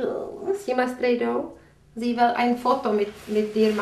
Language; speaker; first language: German; non-native, learner; Czech